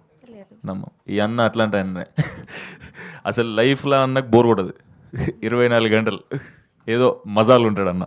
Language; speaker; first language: Telugu; native; Telugu